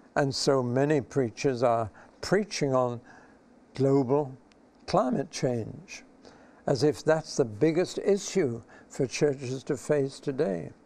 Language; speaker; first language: English; native; English